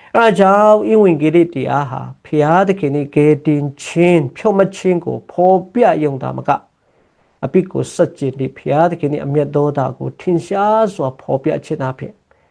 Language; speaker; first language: Burmese; non-native, local second language; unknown